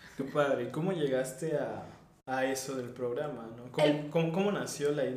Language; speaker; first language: Spanish; native; Spanish